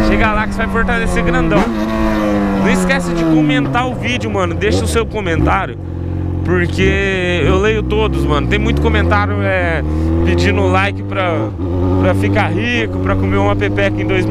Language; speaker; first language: Portuguese; native; Portuguese